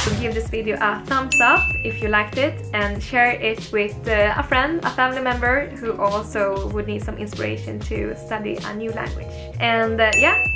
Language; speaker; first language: English; non-native, fluent; Swedish